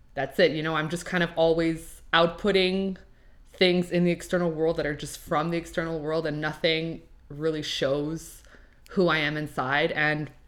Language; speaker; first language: English; non-native, fluent; French